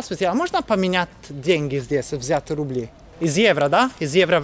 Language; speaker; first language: Russian; non-native, learner; Italian